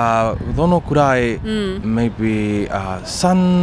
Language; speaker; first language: Japanese; non-native, learner; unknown